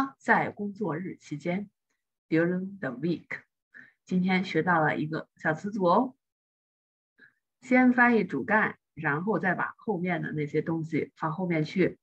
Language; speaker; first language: Chinese; native; Chinese